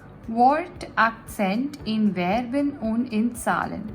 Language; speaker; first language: German; non-native, fluent; Gujarati